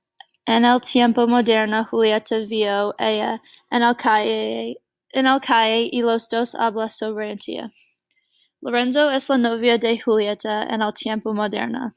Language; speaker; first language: Spanish; non-native, learner; English